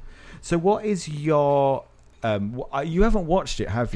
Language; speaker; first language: English; native; English